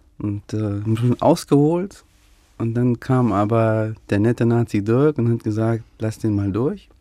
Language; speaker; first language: German; early bilingual, other home language; Russian